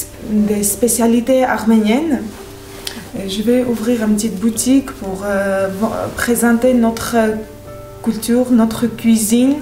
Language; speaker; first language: French; non-native, learner; Armenian